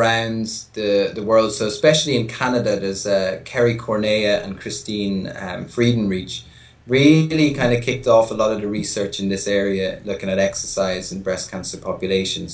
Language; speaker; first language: English; native; English